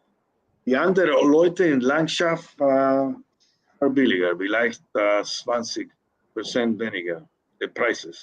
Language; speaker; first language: German; non-native, learner; Spanish